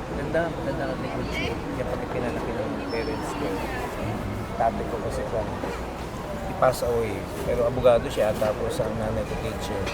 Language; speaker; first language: Filipino; non-native, local second language; Iloko